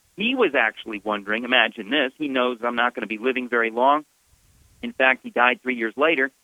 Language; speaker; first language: English; native; English